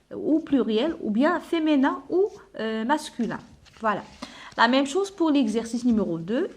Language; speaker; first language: French; non-native, local second language; Arabic